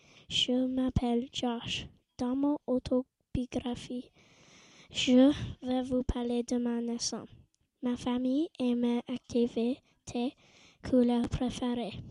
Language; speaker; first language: French; non-native, learner; English